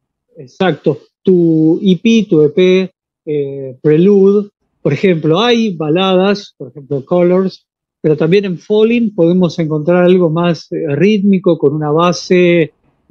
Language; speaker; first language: Spanish; native; Spanish